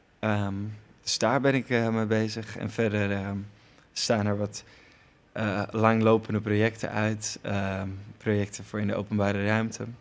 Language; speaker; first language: Dutch; native; Dutch